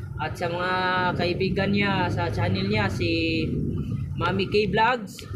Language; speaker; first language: Filipino; non-native, local second language; Cebuano